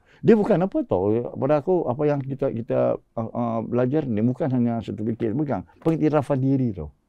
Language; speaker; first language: Malay; native; Malay